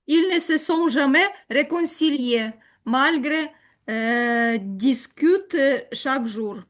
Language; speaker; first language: French; non-native, learner; Ukrainian